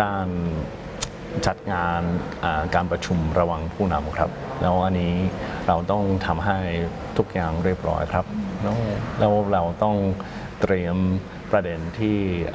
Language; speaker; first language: Thai; non-native, fluent; English